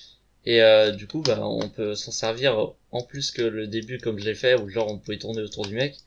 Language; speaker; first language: French; native; French